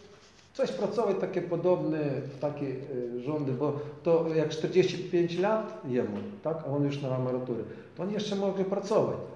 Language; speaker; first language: Polish; non-native, learner; Ukrainian